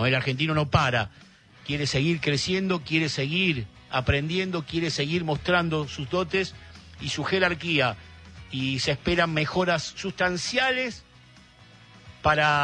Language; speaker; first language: Spanish; native; Spanish